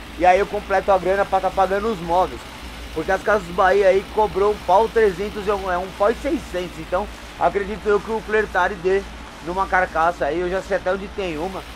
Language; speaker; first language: Portuguese; native; Portuguese